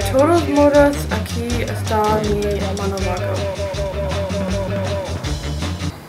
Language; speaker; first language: Spanish; non-native, learner; English